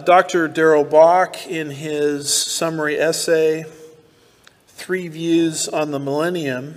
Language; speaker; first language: English; native; English